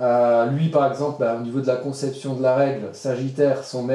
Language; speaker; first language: French; native; French